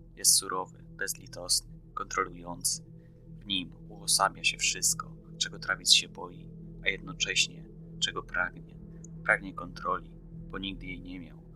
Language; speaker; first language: Polish; native; Polish